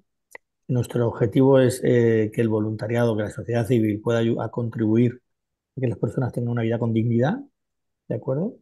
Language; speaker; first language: Spanish; native; Spanish